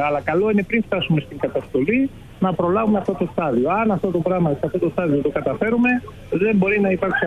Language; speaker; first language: Greek; native; Greek